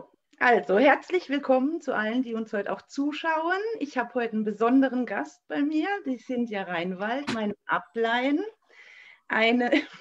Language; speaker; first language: German; native; German